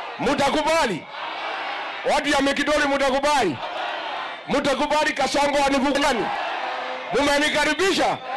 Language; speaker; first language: Swahili; non-native, local second language; Kikuyu